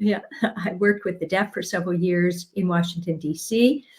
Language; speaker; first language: English; native; English